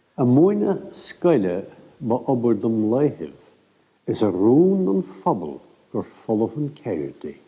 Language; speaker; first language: Irish; native; Irish